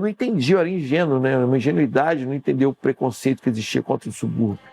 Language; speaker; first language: Portuguese; native; Portuguese